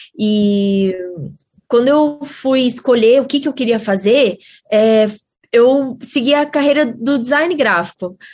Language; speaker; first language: Portuguese; native; Portuguese